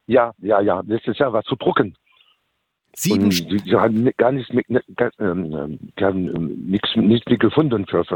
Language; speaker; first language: German; non-native, learner; French